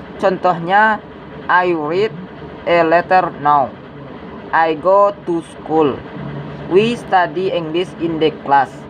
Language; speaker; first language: English; non-native, learner; Indonesian